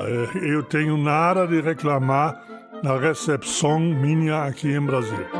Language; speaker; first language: Portuguese; non-native, fluent; German